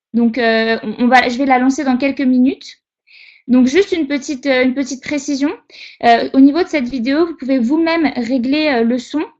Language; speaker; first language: French; native; French